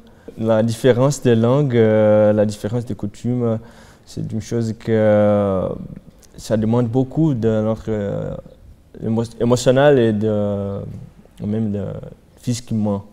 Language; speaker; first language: French; non-native, fluent; Portuguese